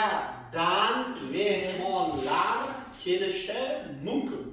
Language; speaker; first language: Turkish; non-native, fluent; Uzbek